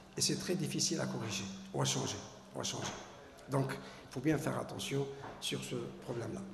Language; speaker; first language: French; non-native, local second language; Arabic